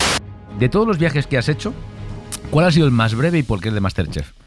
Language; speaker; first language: Spanish; native; Spanish